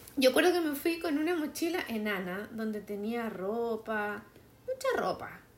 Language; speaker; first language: Spanish; native; Spanish